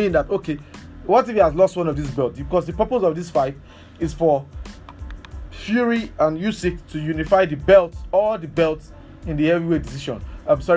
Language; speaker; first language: English; non-native, local second language; Yoruba